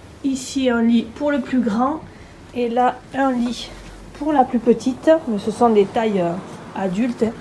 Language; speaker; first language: French; native; French